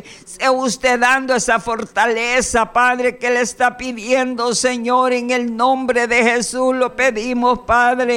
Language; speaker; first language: Spanish; native; Spanish